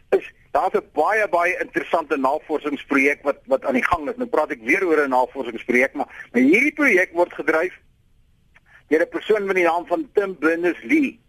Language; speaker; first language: Afrikaans; native; Afrikaans